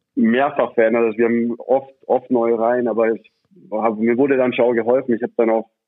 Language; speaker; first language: German; native; German